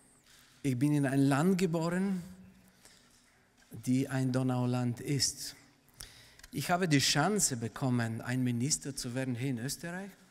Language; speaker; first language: German; non-native, fluent; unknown